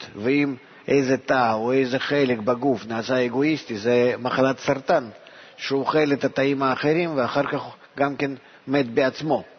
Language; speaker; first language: Hebrew; non-native, fluent; Russian